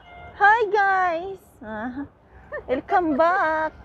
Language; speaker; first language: English; non-native, local second language; Filipino